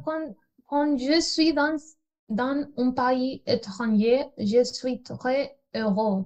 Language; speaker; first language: French; non-native, learner; Spanish